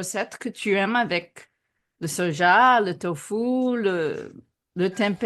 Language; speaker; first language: French; non-native, fluent; English